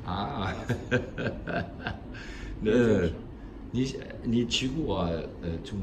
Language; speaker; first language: Chinese; non-native, learner; German